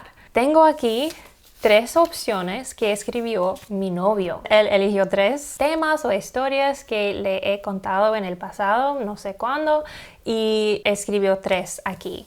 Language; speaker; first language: Spanish; non-native, fluent; English